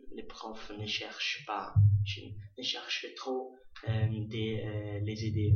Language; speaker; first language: French; non-native, learner; Italian